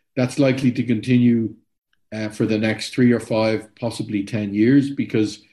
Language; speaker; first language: English; native; English